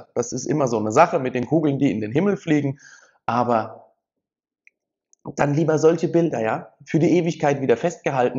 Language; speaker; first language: German; native; German